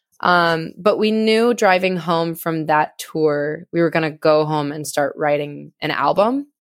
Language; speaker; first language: English; native; English